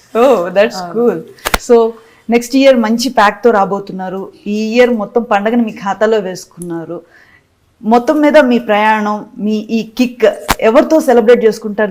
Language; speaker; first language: Telugu; native; Telugu